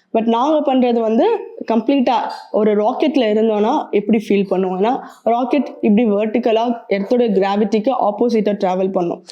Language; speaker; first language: Tamil; native; Tamil